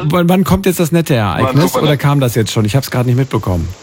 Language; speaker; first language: German; native; German